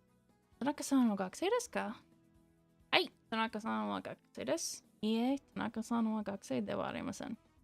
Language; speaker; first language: Japanese; non-native, learner; English